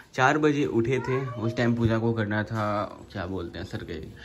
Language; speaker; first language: Hindi; native; Hindi